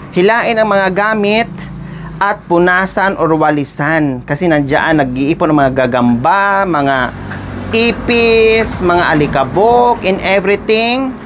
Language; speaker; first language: Filipino; non-native, local second language; Cebuano